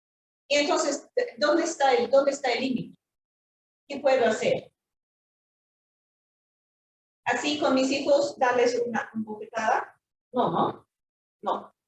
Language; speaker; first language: Spanish; non-native, fluent; Swedish